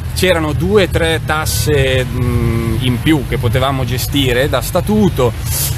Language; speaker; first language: Italian; non-native, fluent; Catalan